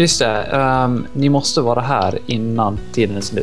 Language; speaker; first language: Swedish; native; Swedish